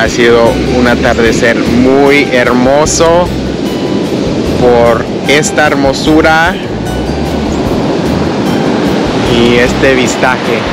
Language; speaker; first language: Spanish; early bilingual, heritage; English